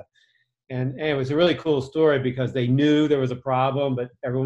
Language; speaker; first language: English; native; English